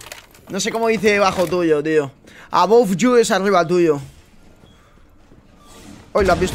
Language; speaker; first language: Spanish; native; Spanish